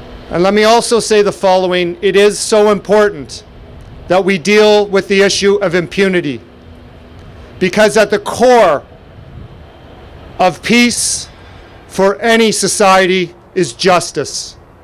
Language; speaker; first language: English; native; English